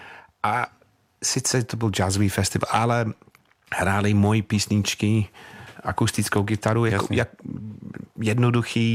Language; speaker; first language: Czech; non-native, fluent; English